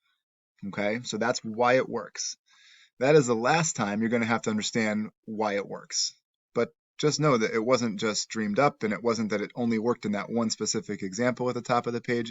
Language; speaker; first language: English; native; English